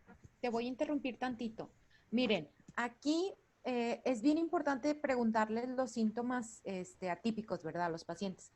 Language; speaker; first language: Spanish; native; Spanish